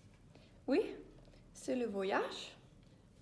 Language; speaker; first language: French; non-native, learner; Danish